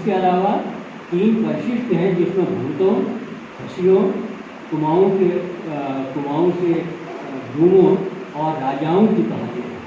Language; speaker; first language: Hindi; native; Hindi